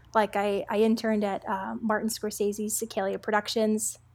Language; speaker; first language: English; native; English